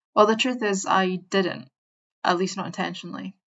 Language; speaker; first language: English; native; English